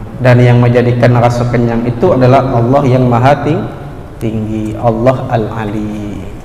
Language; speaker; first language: Malay; native; Malay